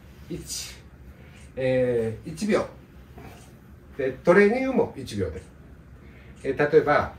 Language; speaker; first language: Japanese; native; Japanese